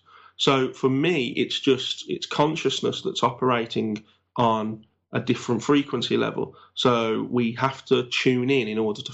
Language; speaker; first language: English; native; English